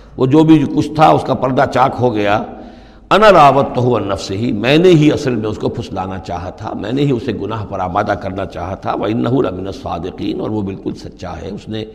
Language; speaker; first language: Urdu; non-native, local second language; Punjabi